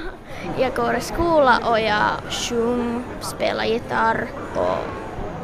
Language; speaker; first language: Swedish; non-native, local second language; Finnish